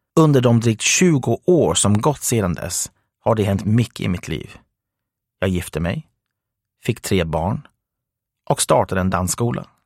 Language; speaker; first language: Swedish; non-native, fluent; English